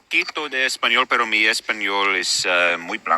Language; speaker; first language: Spanish; non-native, learner; English